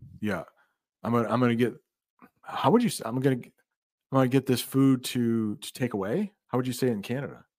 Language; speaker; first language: English; native; English